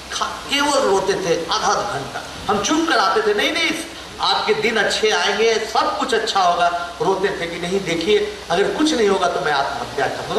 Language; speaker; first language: Hindi; native; Hindi